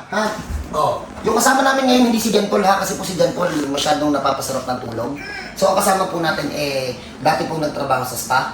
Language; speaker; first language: Filipino; native; Filipino